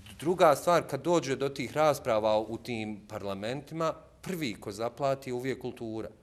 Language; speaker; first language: Bosnian; native; Bosnian